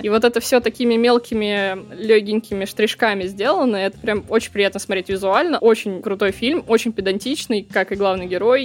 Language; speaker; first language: Russian; native; Russian